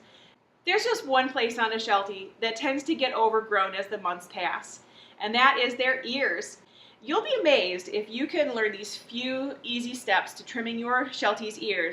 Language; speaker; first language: English; native; English